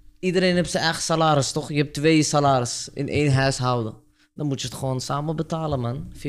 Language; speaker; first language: Dutch; early bilingual, other home language; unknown